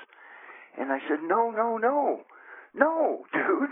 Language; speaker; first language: English; native; English